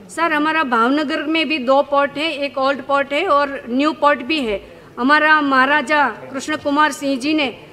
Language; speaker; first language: Hindi; non-native, local second language; Gujarati